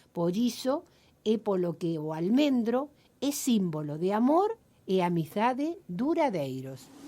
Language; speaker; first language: Galician; early bilingual, heritage; Galician